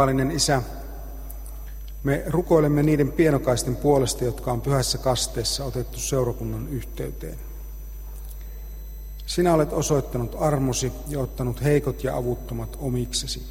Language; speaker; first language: Finnish; native; Finnish